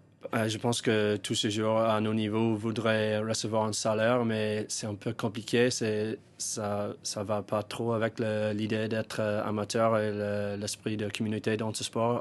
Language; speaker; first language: French; non-native, fluent; English